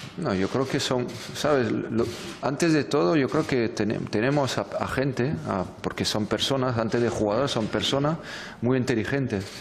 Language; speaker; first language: Spanish; non-native, fluent; French